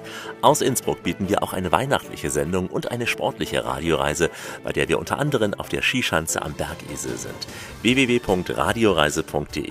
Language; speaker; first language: German; native; German